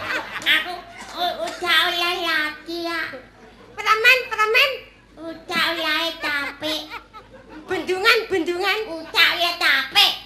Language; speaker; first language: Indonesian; non-native, local second language; Javanese